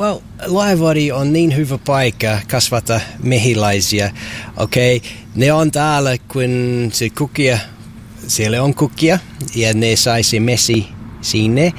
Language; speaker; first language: Finnish; non-native, learner; English